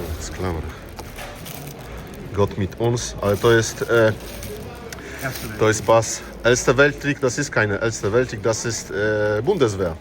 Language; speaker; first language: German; non-native, learner; Polish